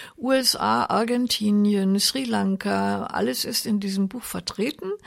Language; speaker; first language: German; native; German